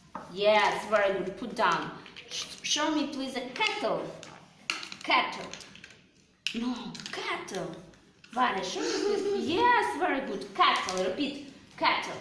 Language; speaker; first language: English; non-native, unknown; Ukrainian